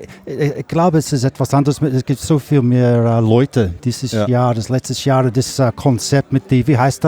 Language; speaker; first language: German; non-native, learner; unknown